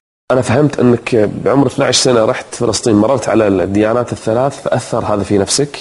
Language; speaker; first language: Arabic; native; Arabic